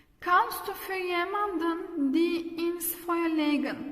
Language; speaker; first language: German; non-native, fluent; Turkish